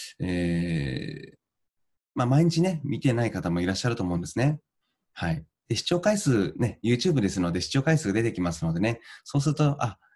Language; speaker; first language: Japanese; native; Japanese